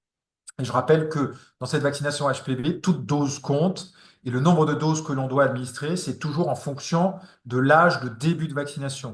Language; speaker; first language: French; native; French